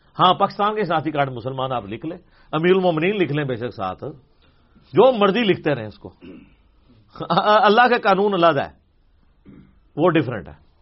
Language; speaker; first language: Urdu; non-native, local second language; Punjabi